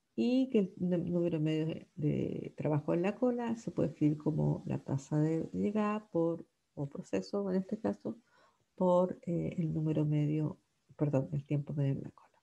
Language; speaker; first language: Spanish; native; Spanish